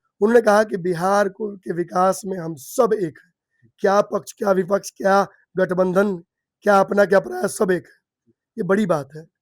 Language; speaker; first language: Hindi; native; Hindi